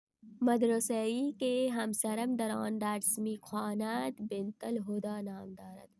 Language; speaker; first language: Persian; non-native, fluent; Urdu